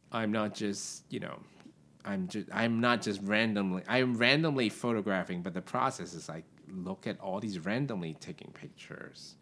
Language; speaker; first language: English; non-native, local second language; Cantonese